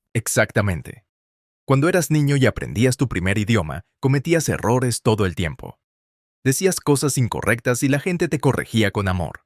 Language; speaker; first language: Spanish; non-native, fluent; English